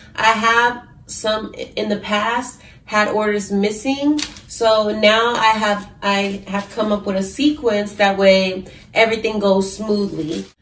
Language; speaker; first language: English; native; English